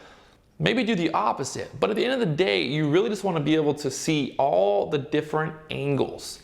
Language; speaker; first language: English; native; English